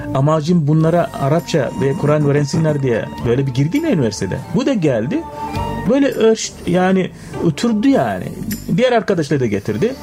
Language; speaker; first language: Turkish; non-native, fluent; Arabic